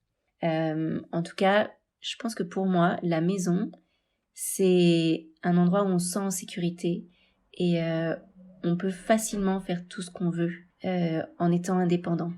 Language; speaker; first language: French; native; French